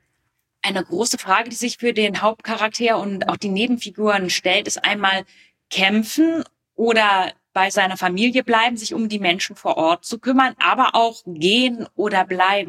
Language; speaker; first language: German; native; German